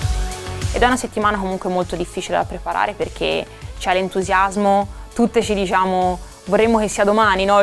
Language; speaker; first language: Italian; native; Italian